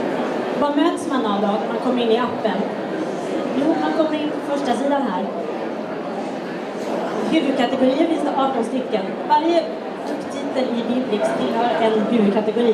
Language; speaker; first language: Swedish; native; Swedish